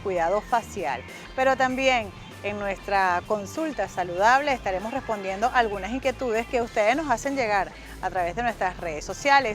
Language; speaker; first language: Spanish; native; Spanish